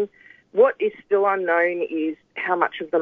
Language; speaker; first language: English; native; English